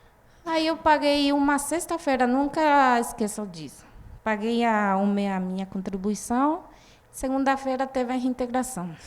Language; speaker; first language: Portuguese; non-native, fluent; Guarani